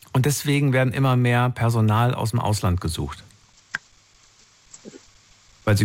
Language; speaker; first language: German; native; German